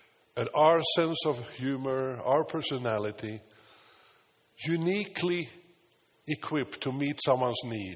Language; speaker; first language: English; non-native, fluent; Swedish